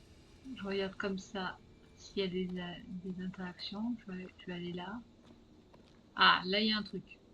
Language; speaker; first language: French; native; French